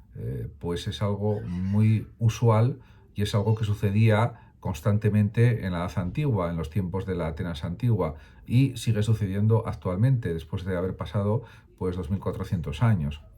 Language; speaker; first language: Spanish; native; Spanish